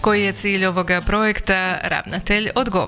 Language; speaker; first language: Croatian; native; Croatian